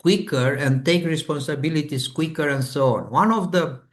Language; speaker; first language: English; non-native, fluent; Romanian